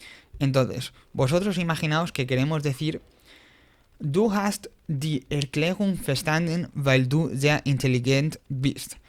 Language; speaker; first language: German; non-native, fluent; Spanish